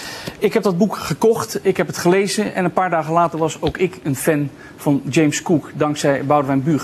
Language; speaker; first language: Dutch; native; Dutch